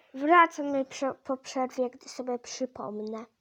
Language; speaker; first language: Polish; native; Polish